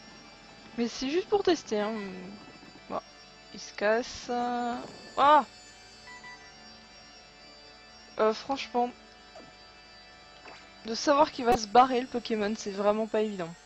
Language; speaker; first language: French; native; French